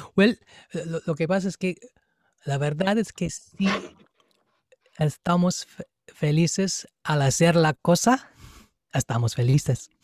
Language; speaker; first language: Spanish; non-native, fluent; English